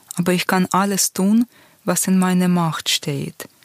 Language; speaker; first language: German; non-native, fluent; Ukrainian